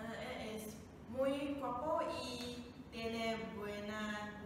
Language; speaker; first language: Spanish; non-native, learner; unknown